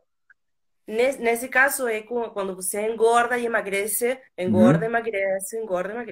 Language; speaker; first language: Portuguese; non-native, fluent; Spanish